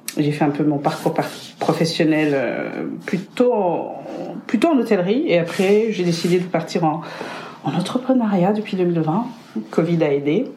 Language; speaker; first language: French; non-native, local second language; Rundi